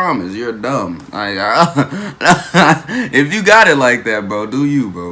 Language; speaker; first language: English; native; English